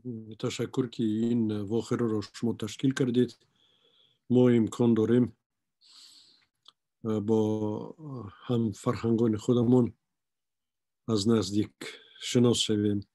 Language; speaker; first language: Persian; non-native, local second language; Shughni